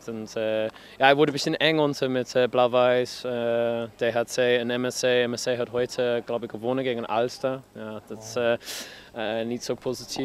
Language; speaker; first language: German; non-native, fluent; English